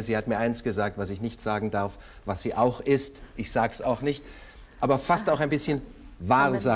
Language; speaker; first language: German; native; German